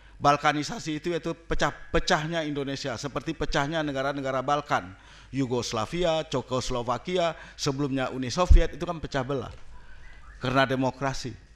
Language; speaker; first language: Indonesian; non-native, local second language; Minangkabau